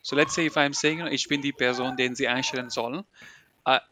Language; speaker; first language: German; non-native, fluent; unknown